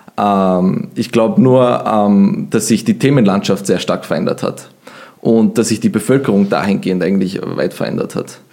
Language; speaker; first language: German; early bilingual, other home language; Bosnian